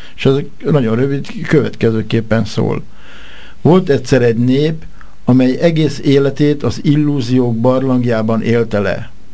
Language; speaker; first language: Hungarian; native; Hungarian